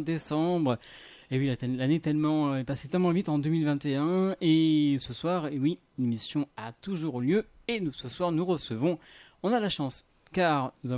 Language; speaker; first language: French; native; French